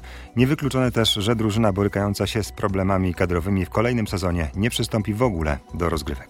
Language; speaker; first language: Polish; native; Polish